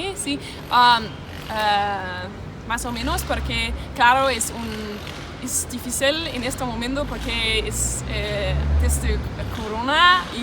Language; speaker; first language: Spanish; non-native, learner; Danish